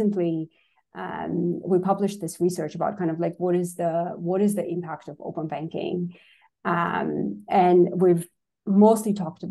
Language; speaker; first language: English; non-native, fluent; Russian